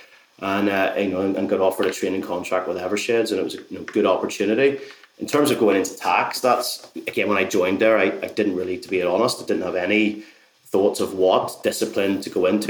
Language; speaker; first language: English; native; English